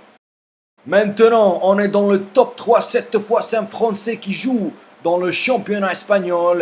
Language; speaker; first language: French; non-native, fluent; Spanish